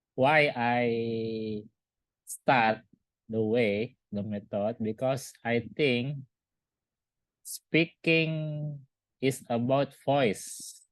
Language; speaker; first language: English; non-native, learner; Indonesian